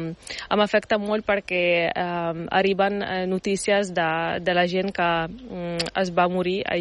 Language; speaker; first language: Catalan; non-native, learner; Ukrainian